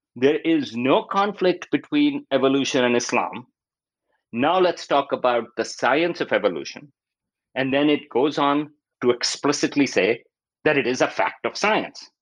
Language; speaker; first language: English; non-native, local second language; Urdu